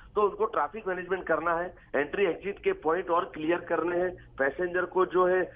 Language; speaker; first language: Hindi; non-native, local second language; Marathi